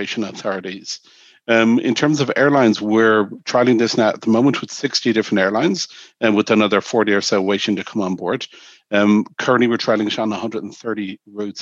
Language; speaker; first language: English; native; English